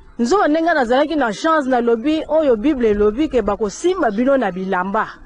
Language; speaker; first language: Lingala; non-native, local second language; Kituba (Democratic Republic of Congo)